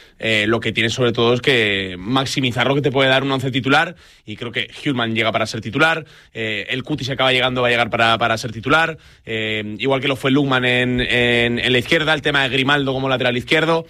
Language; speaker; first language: Spanish; native; Spanish